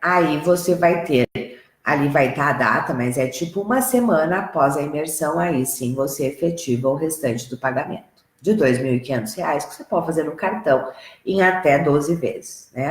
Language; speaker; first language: Portuguese; native; Portuguese